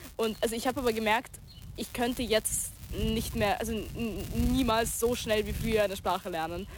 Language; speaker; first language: German; early bilingual, other home language; Russian